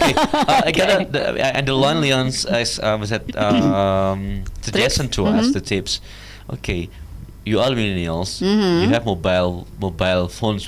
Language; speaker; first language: English; non-native, learner; Indonesian